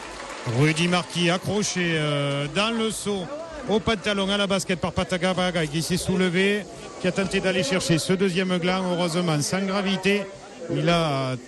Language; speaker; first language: French; native; French